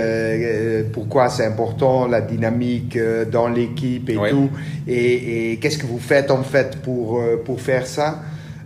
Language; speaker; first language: French; non-native, learner; Dutch